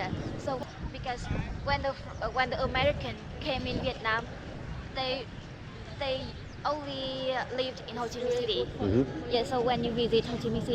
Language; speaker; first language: English; non-native, learner; Vietnamese